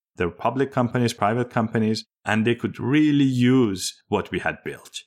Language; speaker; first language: English; early bilingual, other home language; Persian